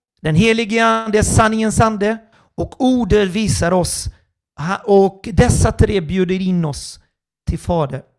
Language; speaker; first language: Swedish; non-native, fluent; Portuguese